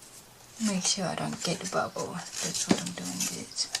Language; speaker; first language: English; non-native, learner; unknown